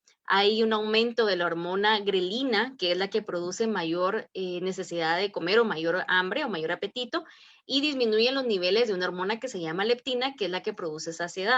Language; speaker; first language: Spanish; native; Spanish